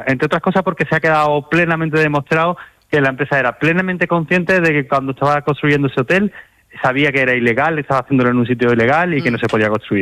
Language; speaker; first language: Spanish; native; Spanish